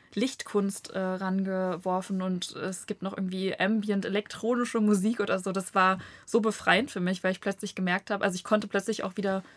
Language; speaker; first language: German; native; German